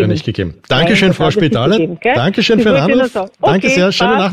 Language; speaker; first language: German; native; German